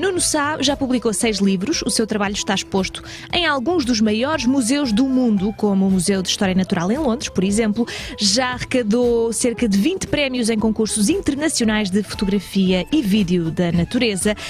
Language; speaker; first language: Portuguese; native; Portuguese